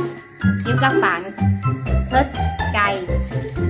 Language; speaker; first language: Vietnamese; non-native, learner; Thai